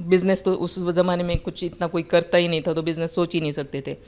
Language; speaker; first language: Hindi; non-native, local second language; Marathi